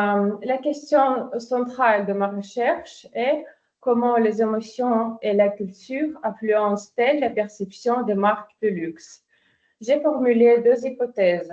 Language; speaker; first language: French; non-native, fluent; Portuguese